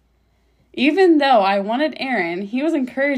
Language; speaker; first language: English; native; English